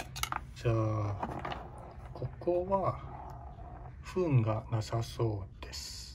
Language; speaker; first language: Japanese; non-native, fluent; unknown